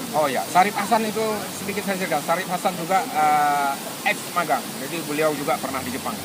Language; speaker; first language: Indonesian; native; Indonesian